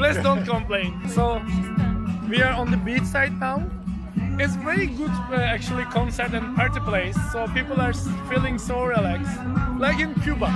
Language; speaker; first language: English; non-native, fluent; Turkish